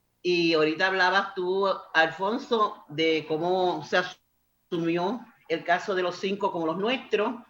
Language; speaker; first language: Spanish; native; Spanish